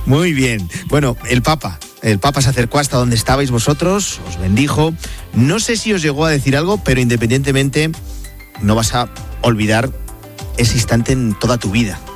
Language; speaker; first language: Spanish; native; Spanish